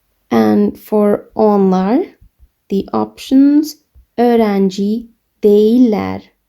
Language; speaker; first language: Turkish; non-native, fluent; English